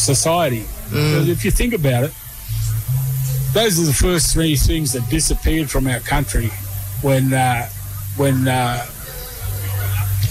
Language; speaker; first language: English; native; English